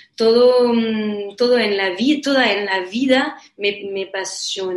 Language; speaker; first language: Spanish; non-native, learner; French